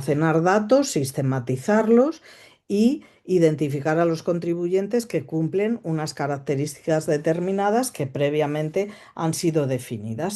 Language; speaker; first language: Spanish; native; Spanish